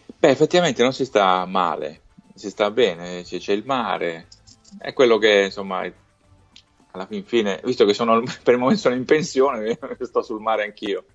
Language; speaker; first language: Italian; native; Italian